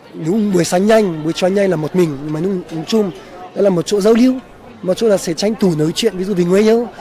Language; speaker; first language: Vietnamese; non-native, fluent; French